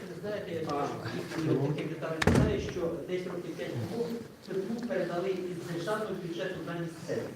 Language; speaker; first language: Ukrainian; native; Ukrainian